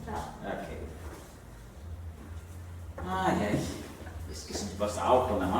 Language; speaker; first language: Portuguese; non-native, learner; Haitian Creole